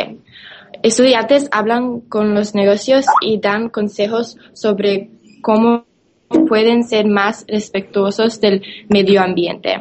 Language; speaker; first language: Spanish; non-native, learner; English